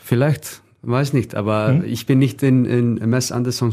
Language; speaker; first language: German; non-native, fluent; Icelandic